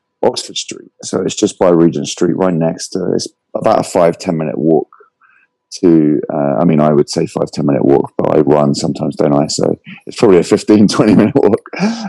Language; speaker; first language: English; native; English